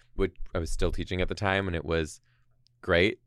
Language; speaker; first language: English; native; English